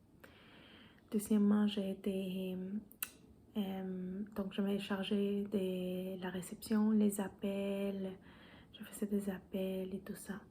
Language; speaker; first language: French; non-native, fluent; Spanish